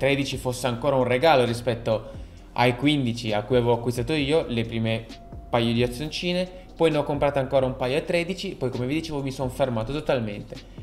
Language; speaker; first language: Italian; native; Italian